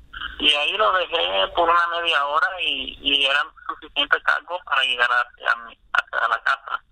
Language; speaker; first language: Spanish; early bilingual, other home language; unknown